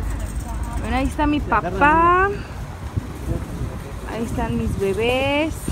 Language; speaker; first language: Spanish; native; Spanish